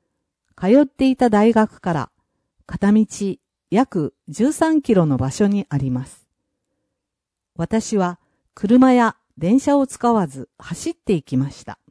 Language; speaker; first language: Japanese; non-native, fluent; English